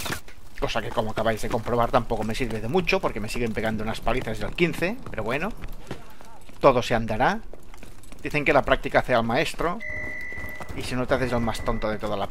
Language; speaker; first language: Spanish; native; Spanish